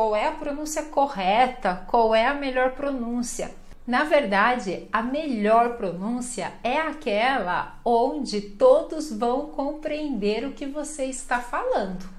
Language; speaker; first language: Portuguese; native; Portuguese